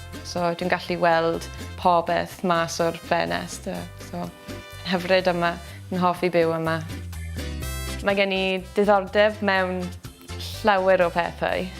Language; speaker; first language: Welsh; non-native, local second language; English